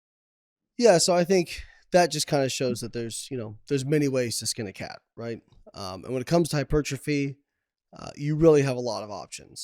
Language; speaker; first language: English; native; English